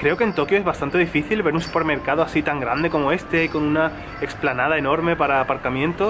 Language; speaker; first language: Spanish; native; Spanish